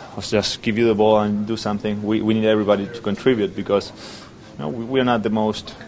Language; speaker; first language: English; non-native, fluent; Spanish